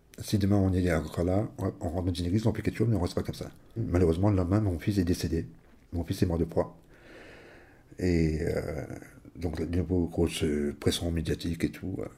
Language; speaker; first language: French; native; French